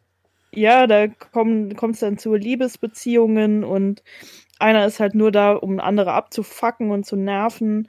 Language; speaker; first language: German; native; German